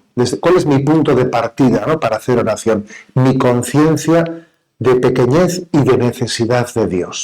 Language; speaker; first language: Spanish; native; Spanish